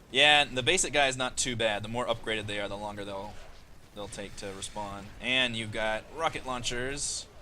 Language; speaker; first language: English; native; English